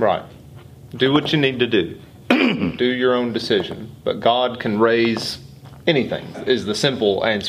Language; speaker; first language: English; native; English